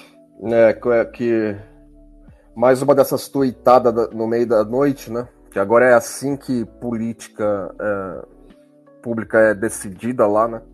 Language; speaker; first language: Portuguese; native; Portuguese